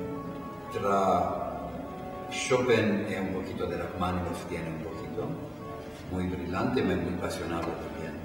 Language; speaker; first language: Spanish; non-native, fluent; Italian